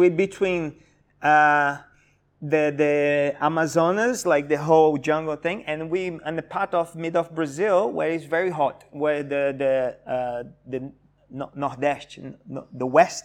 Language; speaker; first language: English; non-native, fluent; Portuguese